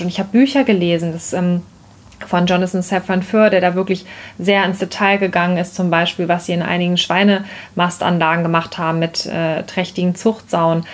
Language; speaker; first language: German; native; German